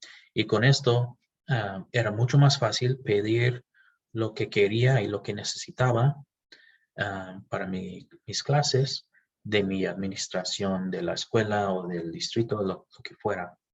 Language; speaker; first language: Spanish; non-native, fluent; English